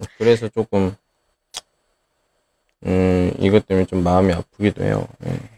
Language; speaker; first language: Korean; native; Korean